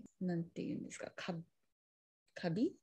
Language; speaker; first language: Japanese; non-native, learner; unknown